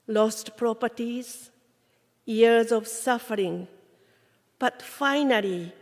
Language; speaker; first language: English; non-native, fluent; Japanese